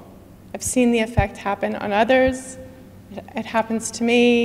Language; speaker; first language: English; native; English